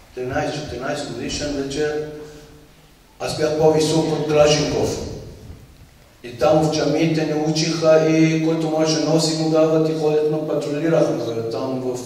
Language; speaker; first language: Bulgarian; non-native, learner; Persian